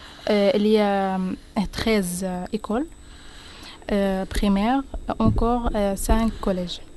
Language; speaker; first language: French; non-native, learner; Arabic